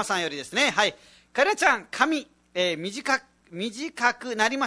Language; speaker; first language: Japanese; non-native, fluent; Nepali